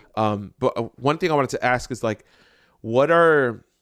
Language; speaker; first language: English; native; English